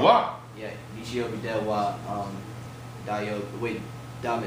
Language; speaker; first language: Japanese; non-native, learner; English